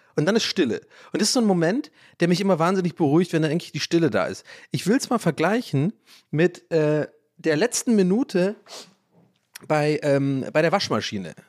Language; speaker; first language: German; early bilingual, other home language; English